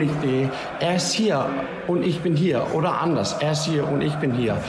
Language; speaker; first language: German; non-native, learner; Danish